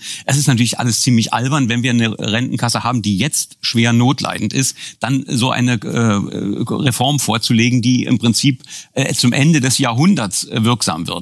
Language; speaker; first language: German; native; German